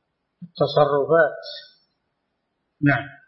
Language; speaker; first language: Arabic; native; Arabic